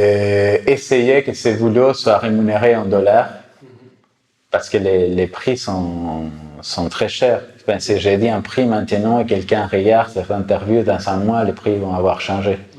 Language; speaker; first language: French; non-native, fluent; Spanish